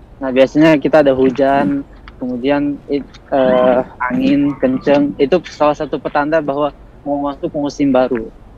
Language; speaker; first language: Indonesian; non-native, fluent; Malay